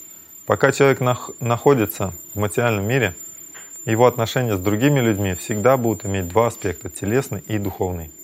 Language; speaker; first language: Russian; native; Russian